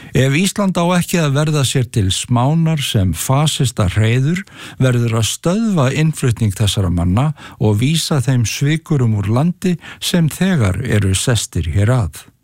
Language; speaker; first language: Icelandic; native; Icelandic